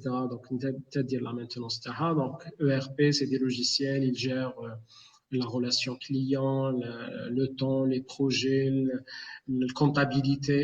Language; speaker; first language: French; non-native, local second language; Arabic